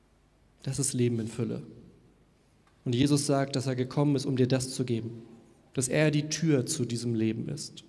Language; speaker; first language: German; native; German